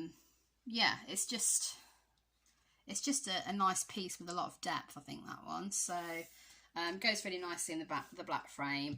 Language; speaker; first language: English; native; English